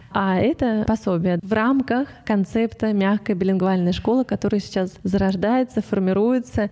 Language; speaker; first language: Russian; native; Russian